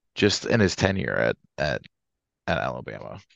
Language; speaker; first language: English; native; English